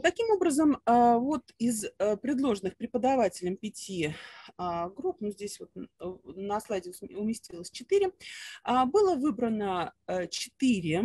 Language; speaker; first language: Russian; native; Russian